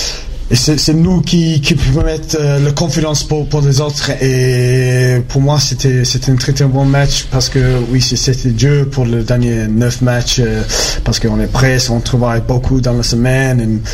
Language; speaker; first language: French; non-native, learner; English